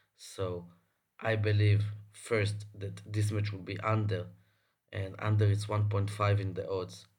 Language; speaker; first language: English; non-native, fluent; Hebrew